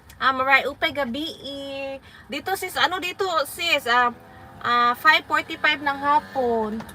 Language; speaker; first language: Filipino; non-native, local second language; Waray